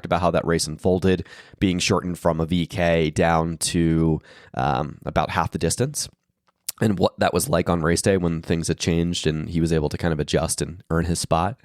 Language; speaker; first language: English; native; English